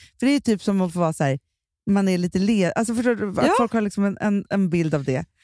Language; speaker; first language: Swedish; native; Swedish